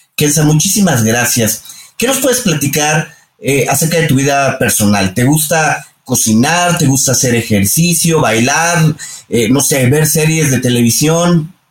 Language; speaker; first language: Spanish; native; Spanish